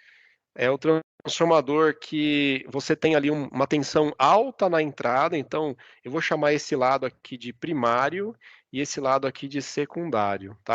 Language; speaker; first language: Portuguese; native; Portuguese